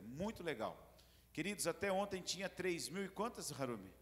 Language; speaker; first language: Portuguese; native; Portuguese